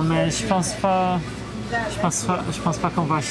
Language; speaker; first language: French; non-native, fluent; Portuguese